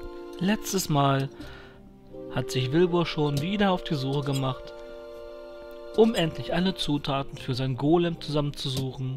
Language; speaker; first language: German; native; German